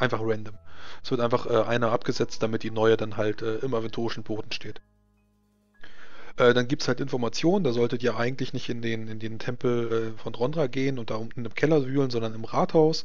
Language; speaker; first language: German; native; German